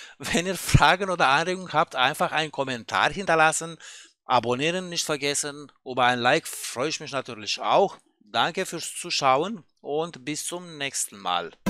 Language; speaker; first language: German; native; German